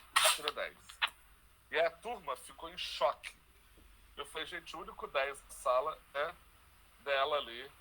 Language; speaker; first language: Portuguese; native; Portuguese